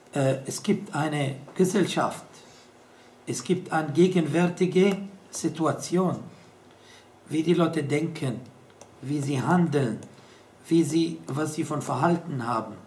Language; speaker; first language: German; non-native, fluent; Arabic